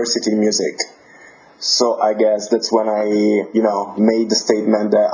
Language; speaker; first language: English; non-native, fluent; Italian